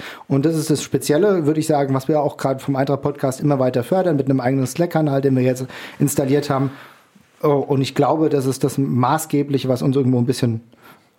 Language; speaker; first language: German; native; German